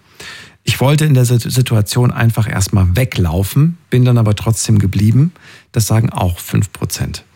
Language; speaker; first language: German; native; German